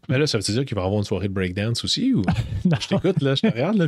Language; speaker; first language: French; native; French